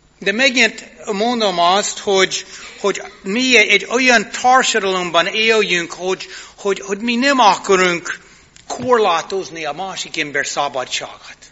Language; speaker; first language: Hungarian; non-native, fluent; English